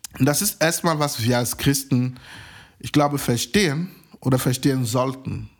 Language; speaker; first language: German; non-native, fluent; French